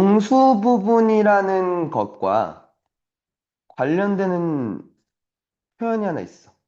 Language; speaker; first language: Korean; native; Korean